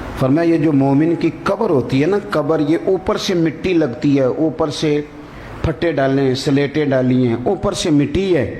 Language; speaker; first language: Urdu; non-native, local second language; Punjabi